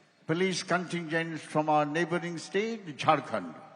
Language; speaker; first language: English; non-native, local second language; Bangla